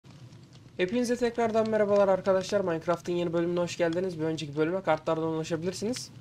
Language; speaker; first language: Turkish; native; Turkish